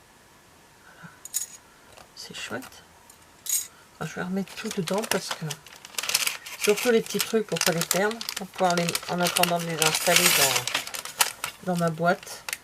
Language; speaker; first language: French; native; French